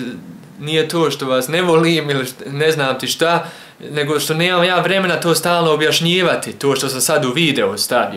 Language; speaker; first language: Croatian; early bilingual, heritage; Croatian